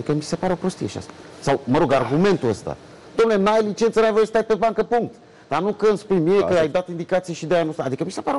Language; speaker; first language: Romanian; native; Romanian